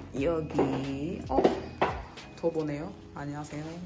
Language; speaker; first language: Korean; non-native, fluent; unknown